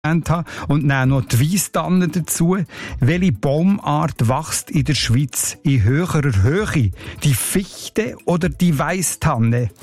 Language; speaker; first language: German; native; German